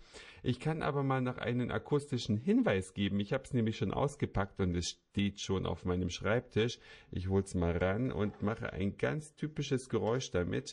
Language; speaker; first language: German; native; German